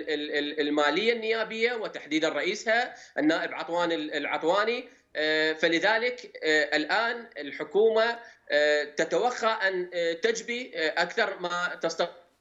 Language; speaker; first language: Arabic; native; Arabic